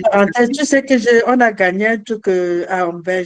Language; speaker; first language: French; non-native, fluent; German